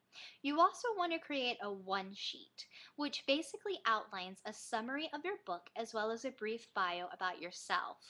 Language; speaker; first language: English; native; English